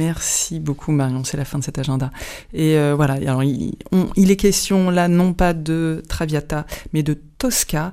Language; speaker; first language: French; native; French